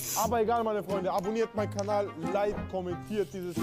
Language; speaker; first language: German; early bilingual, other home language; Russian